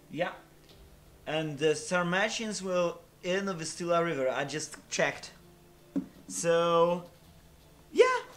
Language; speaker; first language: English; non-native, fluent; Polish